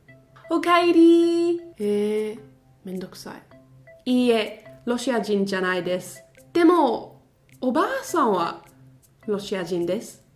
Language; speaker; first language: Japanese; non-native, learner; English